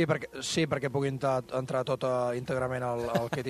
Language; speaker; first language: Catalan; native; Catalan